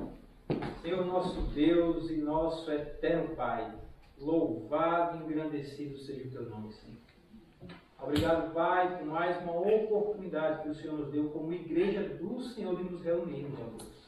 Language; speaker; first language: Portuguese; native; Portuguese